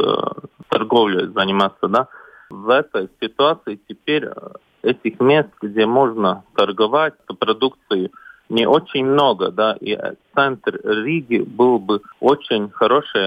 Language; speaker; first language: Russian; non-native, local second language; Latvian